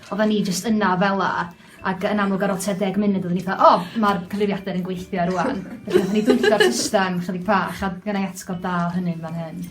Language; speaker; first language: Welsh; native; Welsh